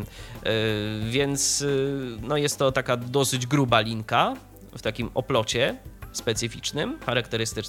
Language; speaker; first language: Polish; native; Polish